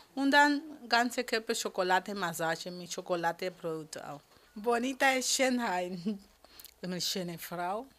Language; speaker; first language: German; non-native, fluent; Spanish